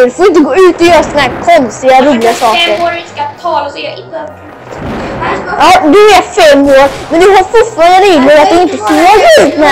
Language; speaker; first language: Swedish; native; Swedish